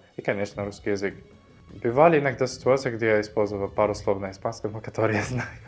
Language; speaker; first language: Russian; non-native, fluent; Arabic